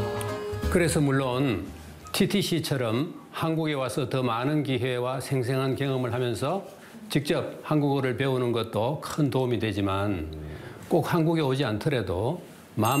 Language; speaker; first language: Korean; native; Korean